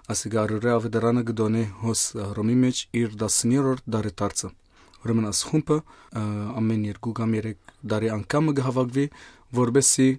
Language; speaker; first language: Armenian; native; Armenian